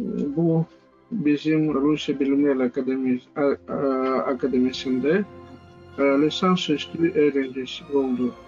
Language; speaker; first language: Turkish; non-native, fluent; Russian